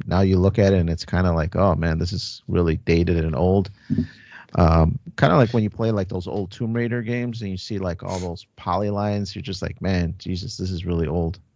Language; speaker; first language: English; native; English